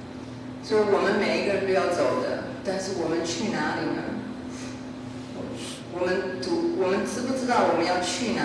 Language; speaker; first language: Chinese; early bilingual, heritage; Chinese